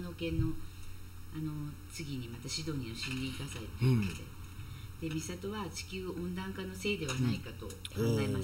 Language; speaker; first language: Japanese; native; Japanese